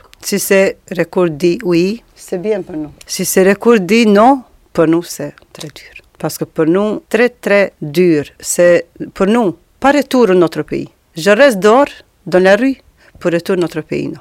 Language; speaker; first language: French; non-native, learner; Albanian